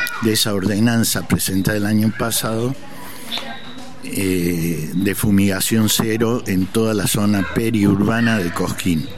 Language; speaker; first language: Spanish; native; Spanish